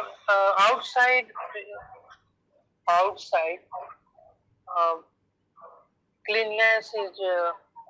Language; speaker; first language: English; non-native, learner; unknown